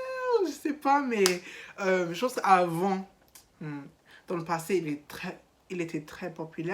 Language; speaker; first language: French; non-native, learner; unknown